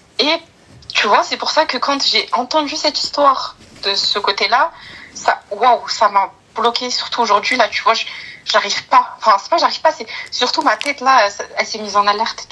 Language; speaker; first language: French; early bilingual, other home language; Arabic